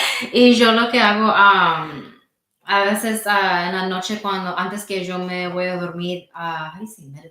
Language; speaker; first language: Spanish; early bilingual, heritage; Spanish